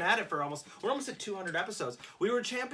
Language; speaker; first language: English; native; English